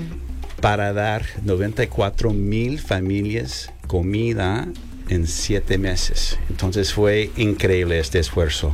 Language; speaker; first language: Spanish; non-native, learner; English